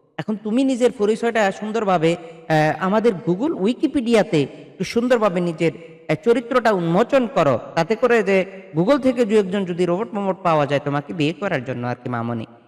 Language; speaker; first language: Bangla; native; Bangla